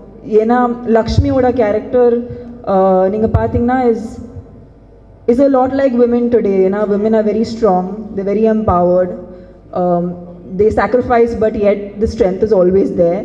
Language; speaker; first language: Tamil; non-native, fluent; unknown